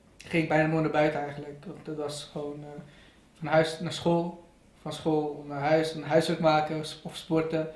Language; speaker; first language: Dutch; early bilingual, other home language; Persian